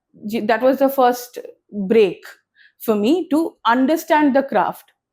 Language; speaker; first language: English; early bilingual, other home language; Bangla